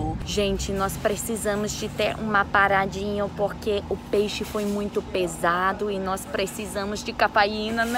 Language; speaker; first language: Portuguese; non-native, learner; English